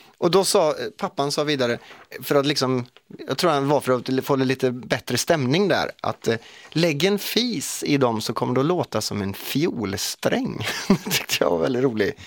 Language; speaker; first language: Swedish; native; Swedish